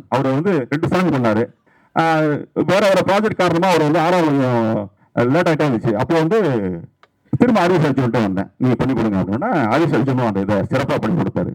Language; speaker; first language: Tamil; native; Tamil